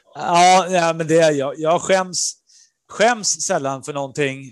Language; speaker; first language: Swedish; early bilingual, other home language; Spanish